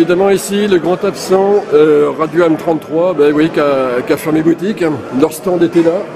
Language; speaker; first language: French; native; French